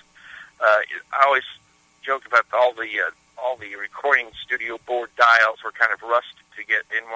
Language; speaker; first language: English; native; English